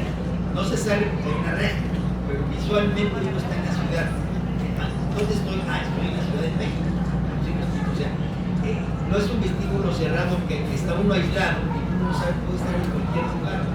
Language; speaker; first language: Spanish; native; Spanish